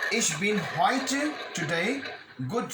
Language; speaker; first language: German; non-native, learner; Hindi